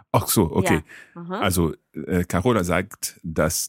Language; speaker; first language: German; non-native, learner; English